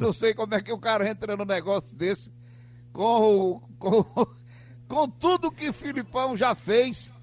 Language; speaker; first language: Portuguese; native; Portuguese